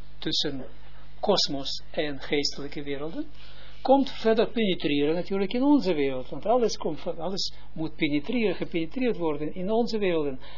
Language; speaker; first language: Dutch; non-native, fluent; Hebrew